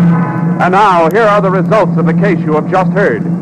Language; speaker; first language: English; native; English